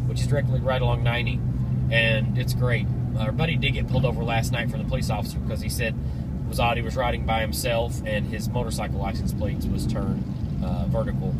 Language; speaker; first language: English; native; English